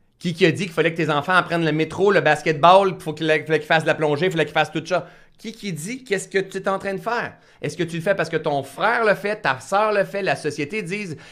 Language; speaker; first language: French; native; French